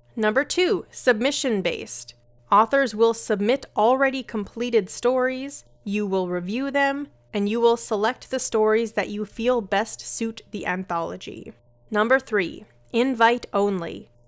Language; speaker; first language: English; native; English